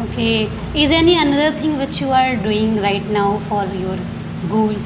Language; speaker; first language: English; non-native, learner; Hindi